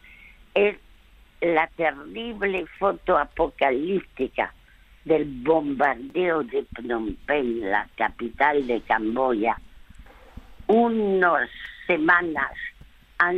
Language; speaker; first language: Spanish; early bilingual, other home language; French